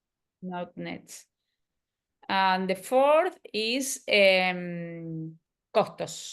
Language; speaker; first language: English; non-native, learner; Spanish